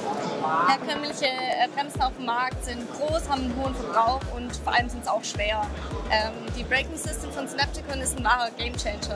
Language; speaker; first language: German; native; German